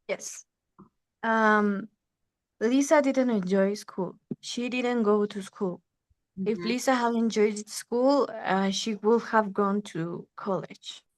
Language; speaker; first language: English; non-native, learner; Spanish